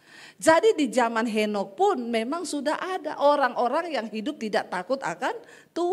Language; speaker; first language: Indonesian; native; Indonesian